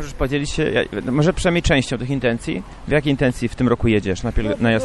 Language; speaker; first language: Polish; native; Polish